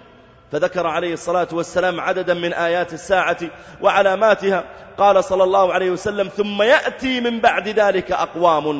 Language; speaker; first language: Arabic; native; Arabic